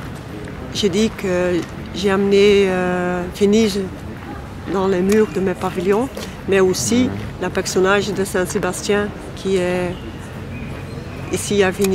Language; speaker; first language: French; non-native, local second language; Dutch